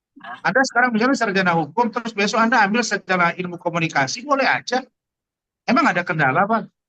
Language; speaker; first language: Indonesian; native; Indonesian